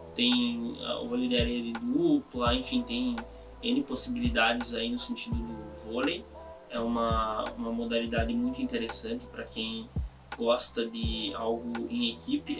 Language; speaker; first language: Portuguese; native; Portuguese